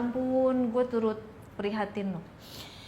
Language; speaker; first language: Indonesian; native; Indonesian